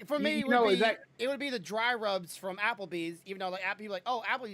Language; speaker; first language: English; native; English